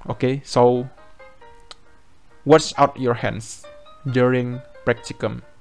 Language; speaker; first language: English; non-native, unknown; Indonesian